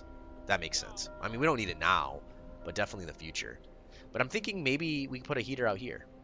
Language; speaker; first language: English; native; English